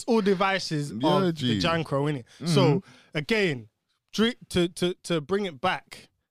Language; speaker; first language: English; native; English